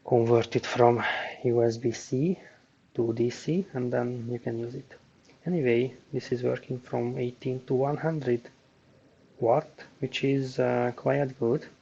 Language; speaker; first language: English; non-native, fluent; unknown